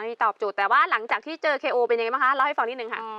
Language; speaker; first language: Thai; native; Thai